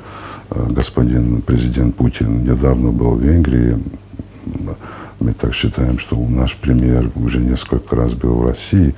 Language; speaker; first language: Russian; non-native, fluent; Hungarian